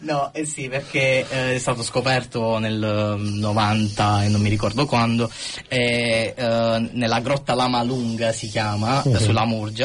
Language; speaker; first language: Italian; native; Italian